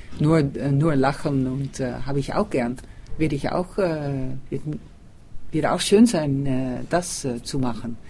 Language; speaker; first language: German; non-native, learner; Dutch